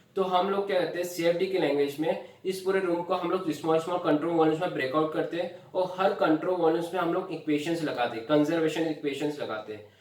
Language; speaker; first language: Hindi; non-native, local second language; Marathi